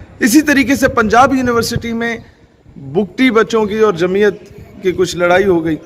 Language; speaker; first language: Urdu; non-native, local second language; Punjabi